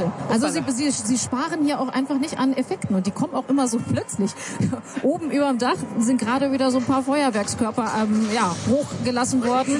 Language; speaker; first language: German; native; German